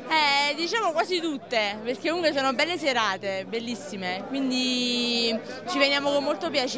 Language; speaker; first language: Italian; native; Italian